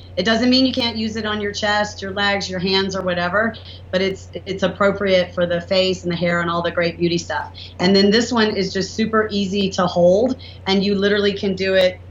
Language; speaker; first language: English; native; English